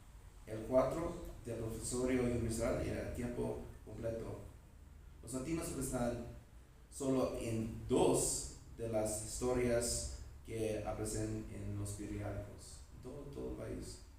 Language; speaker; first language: Spanish; non-native, learner; English